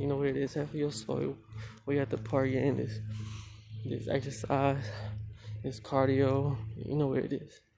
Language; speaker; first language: English; early bilingual, other home language; Spanish